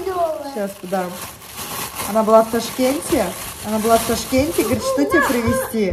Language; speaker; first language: Russian; native; Russian